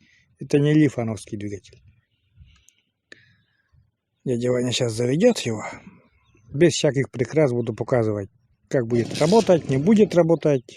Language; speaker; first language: Russian; native; Russian